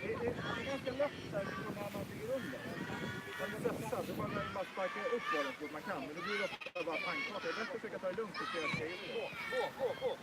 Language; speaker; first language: Swedish; native; Swedish